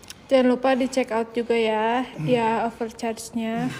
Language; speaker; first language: Indonesian; native; Indonesian